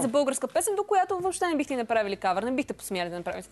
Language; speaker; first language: Bulgarian; native; Bulgarian